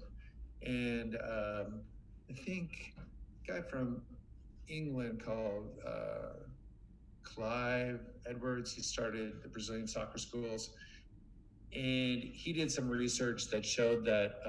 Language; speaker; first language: English; native; English